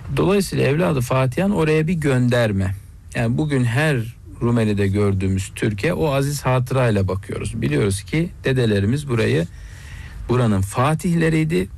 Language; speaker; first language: Turkish; native; Turkish